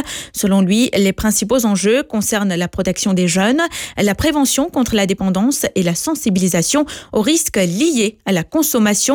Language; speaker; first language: French; non-native, local second language; Morisyen